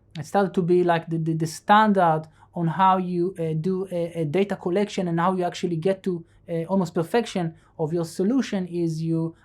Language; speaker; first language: English; non-native, fluent; Hebrew